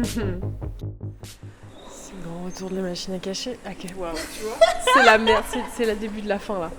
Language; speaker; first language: French; native; French